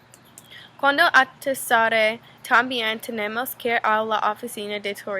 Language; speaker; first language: Spanish; non-native, learner; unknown